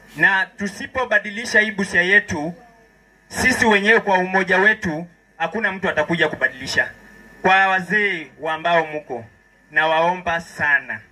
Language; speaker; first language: Swahili; non-native, local second language; Luyia